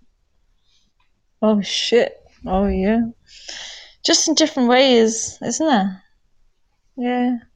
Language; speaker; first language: English; native; English